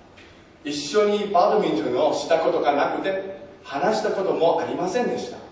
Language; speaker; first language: Japanese; non-native, learner; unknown